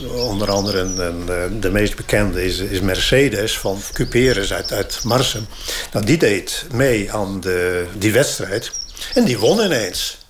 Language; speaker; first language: Dutch; native; Dutch